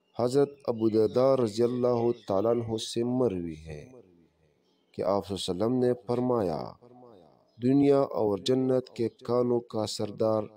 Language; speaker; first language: Urdu; native; Urdu